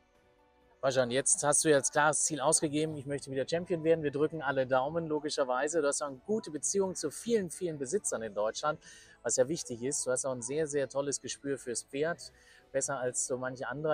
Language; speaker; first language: German; native; German